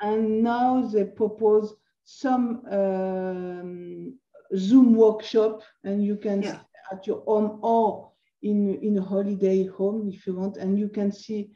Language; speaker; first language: English; non-native, learner; French